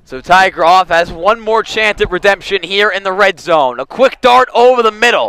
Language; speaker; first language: English; native; English